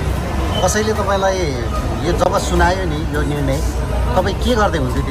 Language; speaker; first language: Nepali; native; Nepali